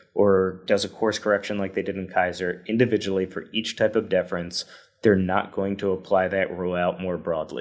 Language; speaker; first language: English; native; English